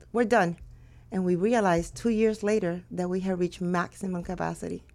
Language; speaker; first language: English; early bilingual, other home language; Spanish